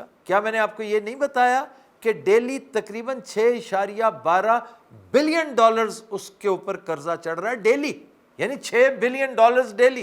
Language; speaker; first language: Urdu; native; Urdu